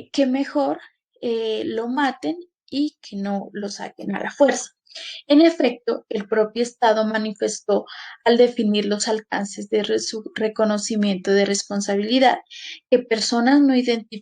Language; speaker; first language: Spanish; native; Spanish